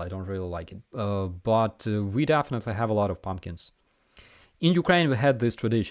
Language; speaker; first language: English; non-native, fluent; Ukrainian